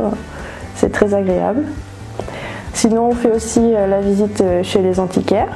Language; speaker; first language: French; native; French